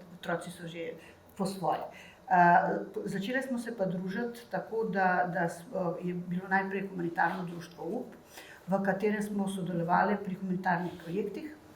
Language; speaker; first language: Slovenian; non-native, fluent; Bosnian